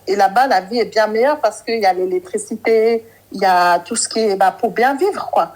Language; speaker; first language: French; early bilingual, other home language; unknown